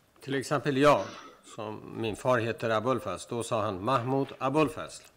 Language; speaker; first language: Swedish; non-native, fluent; Persian